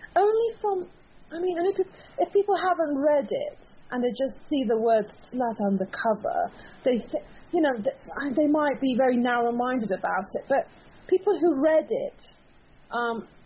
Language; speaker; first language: English; early bilingual, other home language; Persian